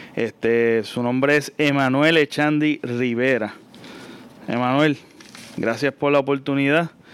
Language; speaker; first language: Spanish; native; Spanish